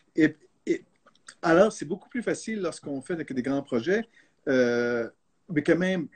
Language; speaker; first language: French; native; French